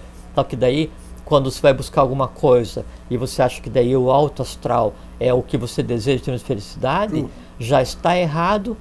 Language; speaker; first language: Portuguese; native; Portuguese